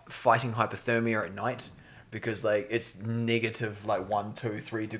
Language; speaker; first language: English; native; English